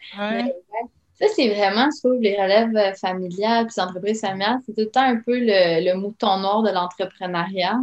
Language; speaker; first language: French; early bilingual, other home language; Serbian